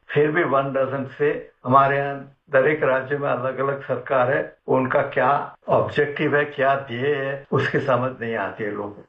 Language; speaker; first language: Hindi; non-native, local second language; Gujarati